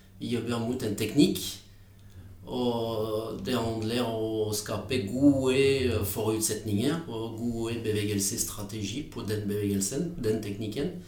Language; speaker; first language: Norwegian; non-native, fluent; French